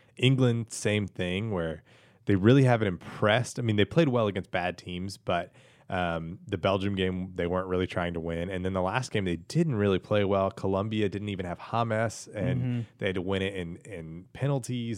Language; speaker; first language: English; native; English